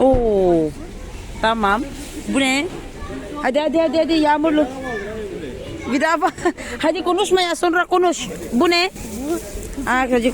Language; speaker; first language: Turkish; non-native, learner; Filipino